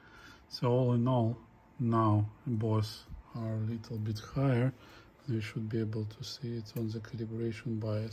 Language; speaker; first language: English; non-native, fluent; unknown